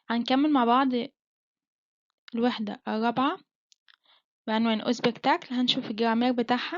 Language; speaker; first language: Arabic; native; Arabic